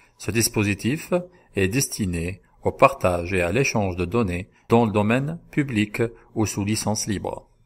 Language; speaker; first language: French; non-native, local second language; Arabic